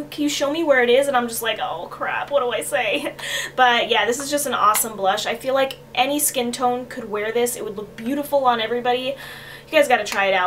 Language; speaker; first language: English; native; English